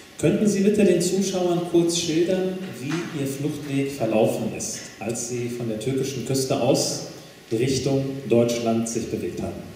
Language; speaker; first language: German; native; German